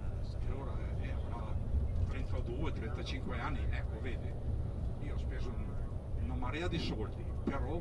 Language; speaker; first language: Italian; native; Italian